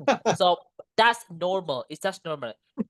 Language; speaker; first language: English; non-native, fluent; Indonesian